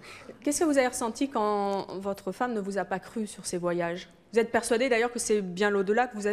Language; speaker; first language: French; native; French